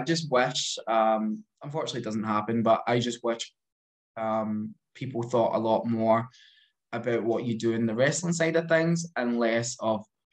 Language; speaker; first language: English; native; English